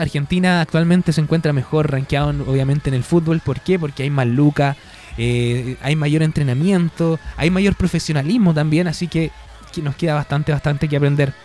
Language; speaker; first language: Spanish; native; Spanish